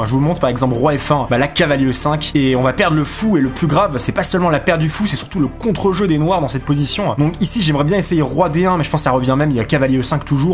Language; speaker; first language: French; native; French